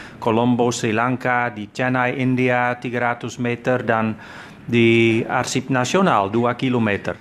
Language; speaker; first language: Indonesian; non-native, fluent; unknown